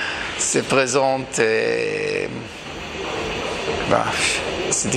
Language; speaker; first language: French; non-native, fluent; Hebrew